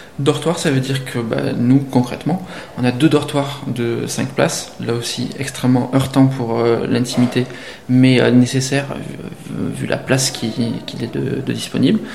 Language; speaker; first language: French; native; French